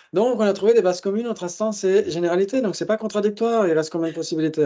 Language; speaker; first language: French; native; French